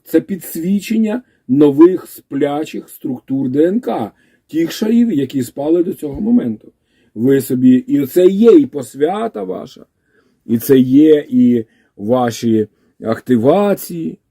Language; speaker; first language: Ukrainian; native; Ukrainian